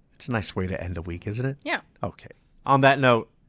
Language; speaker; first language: English; native; English